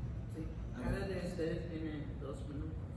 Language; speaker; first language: Spanish; non-native, fluent; English